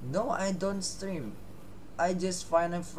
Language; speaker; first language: English; non-native, learner; Thai